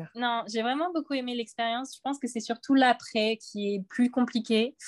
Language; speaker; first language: French; native; French